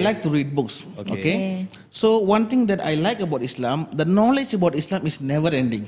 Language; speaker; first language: English; non-native, local second language; Malay